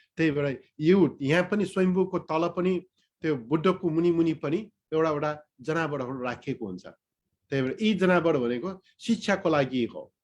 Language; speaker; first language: Nepali; non-native, local second language; Newari